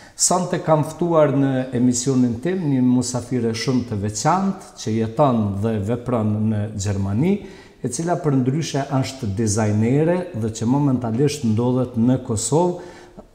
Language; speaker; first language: Albanian; native; Albanian